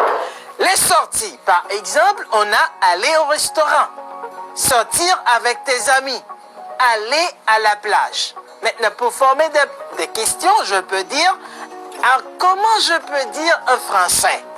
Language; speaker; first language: French; non-native, fluent; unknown